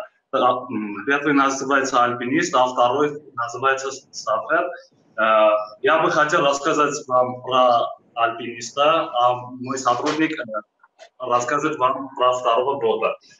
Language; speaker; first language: Russian; non-native, fluent; Armenian